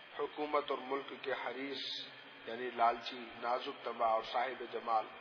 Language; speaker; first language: Urdu; non-native, local second language; Pashto